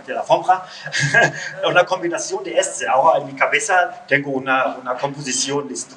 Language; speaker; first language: Spanish; non-native, learner; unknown